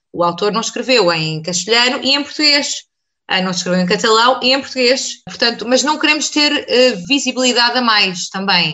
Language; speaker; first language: Portuguese; native; Portuguese